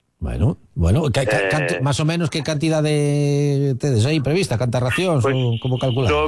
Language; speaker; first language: Galician; native; Galician